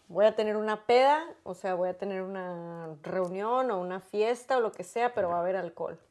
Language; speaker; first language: Spanish; native; Spanish